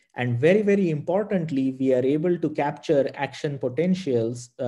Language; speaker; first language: English; non-native, local second language; Marathi